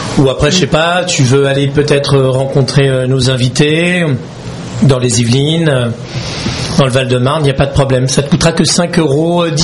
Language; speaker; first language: French; native; French